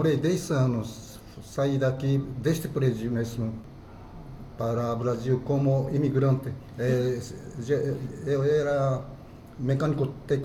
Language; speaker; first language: Portuguese; non-native, fluent; Japanese